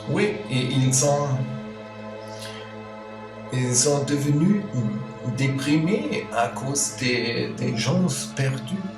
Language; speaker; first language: French; non-native, learner; German